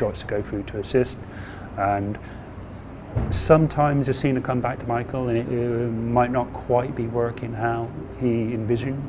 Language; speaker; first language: English; native; English